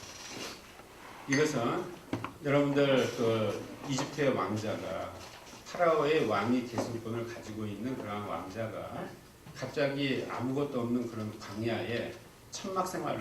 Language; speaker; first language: Korean; native; Korean